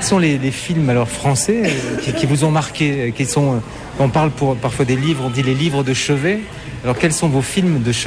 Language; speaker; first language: French; native; French